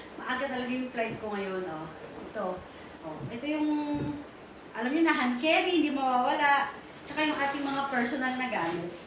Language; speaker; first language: Filipino; native; Filipino